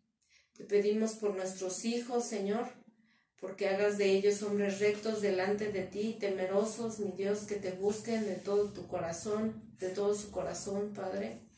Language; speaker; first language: Spanish; native; Spanish